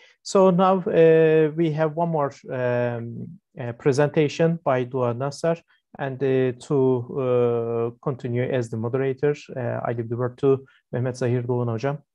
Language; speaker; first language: English; non-native, fluent; Turkish